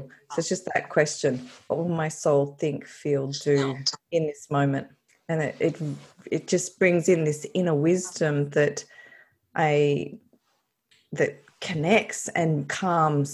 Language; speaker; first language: English; native; English